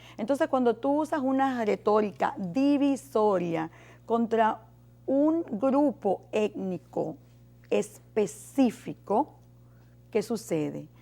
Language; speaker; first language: Spanish; native; Spanish